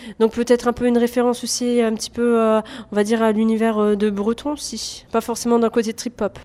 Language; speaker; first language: French; native; French